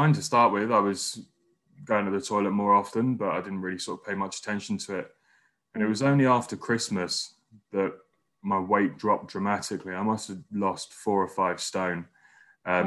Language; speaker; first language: English; native; English